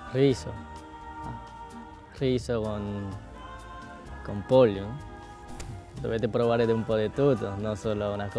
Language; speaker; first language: Italian; non-native, learner; Korean